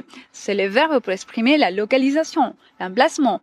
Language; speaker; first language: French; non-native, fluent; Spanish